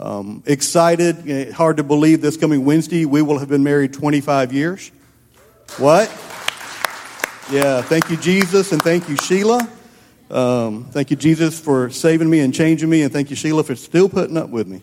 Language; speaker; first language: English; native; English